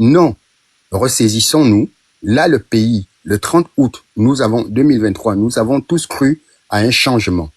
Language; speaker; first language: French; non-native, local second language; Fang